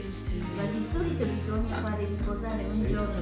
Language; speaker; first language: Italian; non-native, learner; Japanese